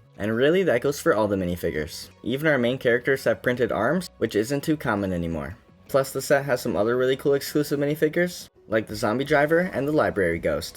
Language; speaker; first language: English; native; English